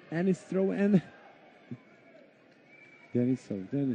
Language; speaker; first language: English; non-native, learner; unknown